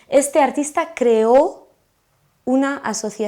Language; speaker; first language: Spanish; non-native, fluent; French